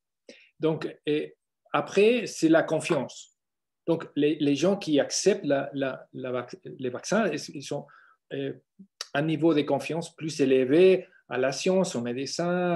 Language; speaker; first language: French; non-native, fluent; Spanish